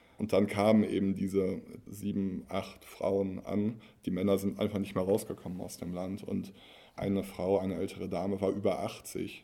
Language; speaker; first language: German; native; German